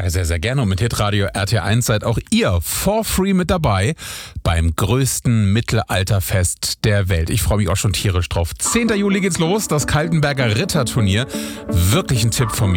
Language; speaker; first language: German; native; German